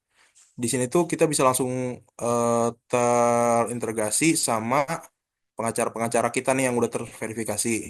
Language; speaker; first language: Indonesian; native; Indonesian